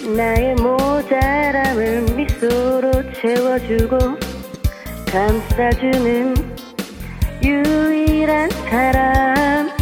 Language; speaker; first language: Korean; native; Korean